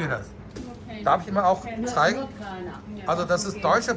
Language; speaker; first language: German; non-native, fluent; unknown